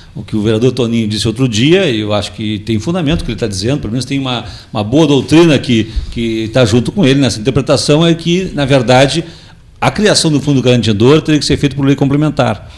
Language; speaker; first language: Portuguese; native; Portuguese